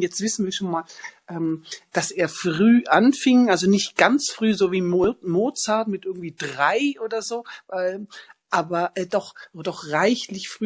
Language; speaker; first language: German; native; German